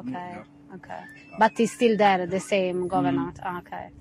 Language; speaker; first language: English; non-native, learner; Italian